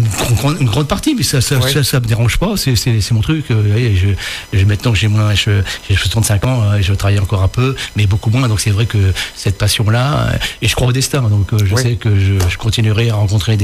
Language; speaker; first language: French; native; French